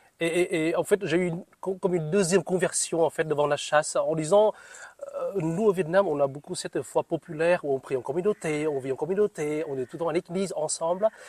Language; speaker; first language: French; non-native, fluent; Vietnamese